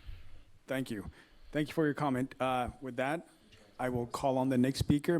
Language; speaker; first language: English; native; English